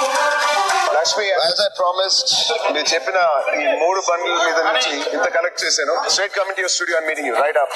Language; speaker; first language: Telugu; native; Telugu